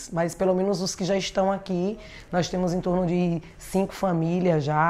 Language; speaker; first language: Portuguese; native; Portuguese